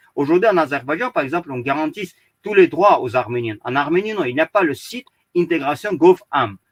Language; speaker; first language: French; early bilingual, other home language; Azerbaijani